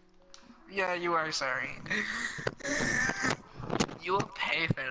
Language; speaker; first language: English; native; English